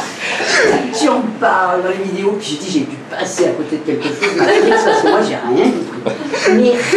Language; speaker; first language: French; native; French